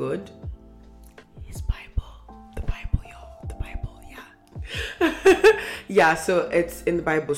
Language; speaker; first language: English; non-native, local second language; Hausa